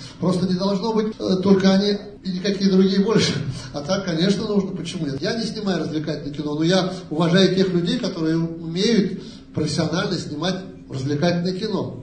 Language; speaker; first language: Russian; native; Russian